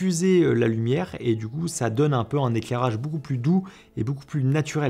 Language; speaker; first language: French; native; French